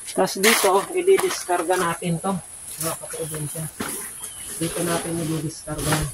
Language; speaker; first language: Filipino; non-native, local second language; Bikol